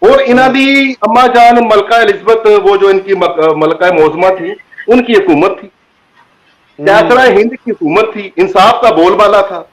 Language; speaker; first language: Urdu; non-native, local second language; Punjabi